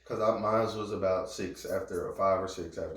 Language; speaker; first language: English; native; English